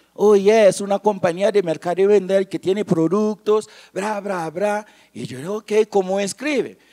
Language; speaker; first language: Spanish; non-native, fluent; Haitian Creole